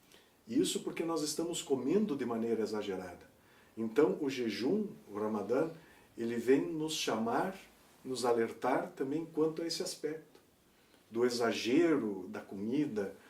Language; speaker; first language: Portuguese; native; Portuguese